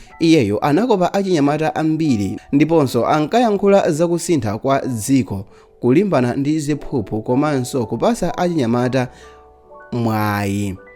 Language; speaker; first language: Nyanja; native; Nyanja